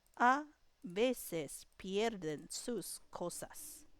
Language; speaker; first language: Spanish; non-native, learner; English